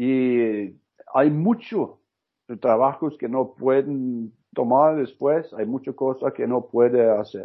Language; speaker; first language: Spanish; non-native, learner; Norwegian